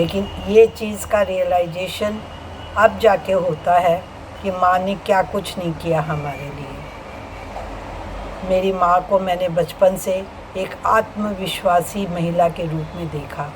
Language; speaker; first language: Hindi; native; Hindi